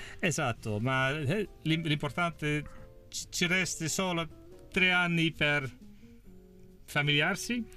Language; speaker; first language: Italian; non-native, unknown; Dutch